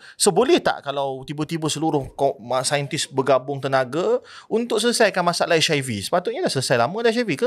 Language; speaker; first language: Malay; native; Malay